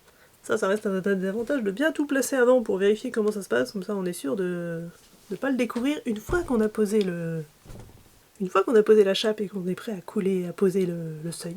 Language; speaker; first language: French; native; French